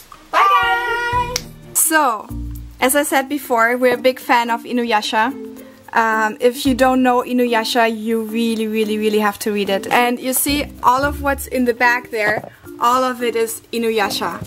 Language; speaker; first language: English; non-native, fluent; German